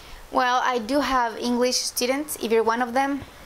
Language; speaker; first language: English; non-native, fluent; Spanish